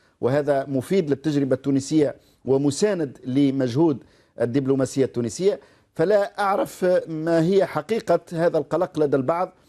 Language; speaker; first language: Arabic; native; Arabic